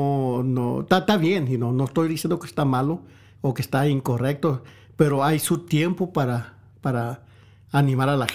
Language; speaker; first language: Spanish; early bilingual, heritage; Spanish